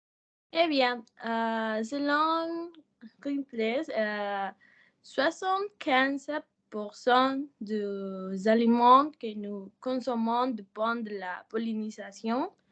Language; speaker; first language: French; non-native, learner; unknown